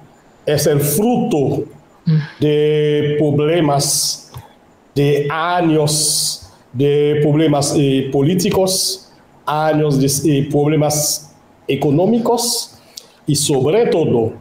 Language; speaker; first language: Spanish; non-native, local second language; Haitian Creole